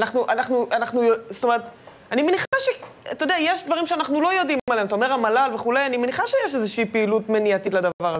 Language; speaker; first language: Hebrew; native; Hebrew